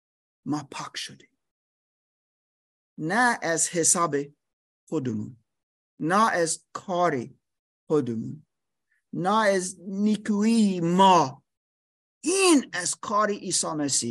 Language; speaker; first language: Persian; non-native, learner; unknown